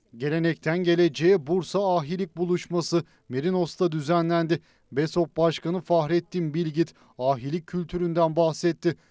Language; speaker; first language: Turkish; native; Turkish